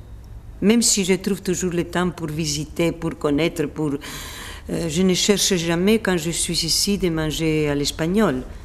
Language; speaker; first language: French; non-native, fluent; Spanish